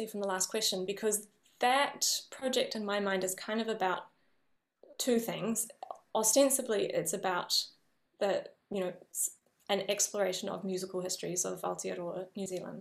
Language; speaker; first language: English; native; English